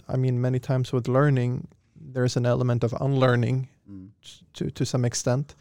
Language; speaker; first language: English; non-native, fluent; Swedish